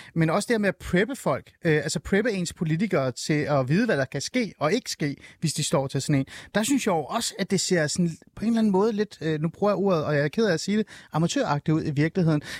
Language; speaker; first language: Danish; native; Danish